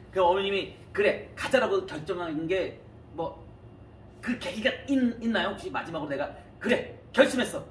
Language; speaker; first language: Korean; native; Korean